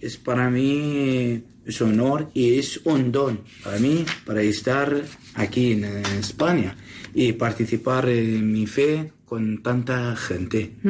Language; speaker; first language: Spanish; non-native, learner; Assyrian Neo-Aramaic